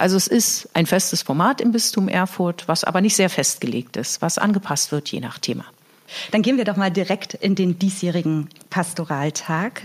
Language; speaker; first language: German; native; German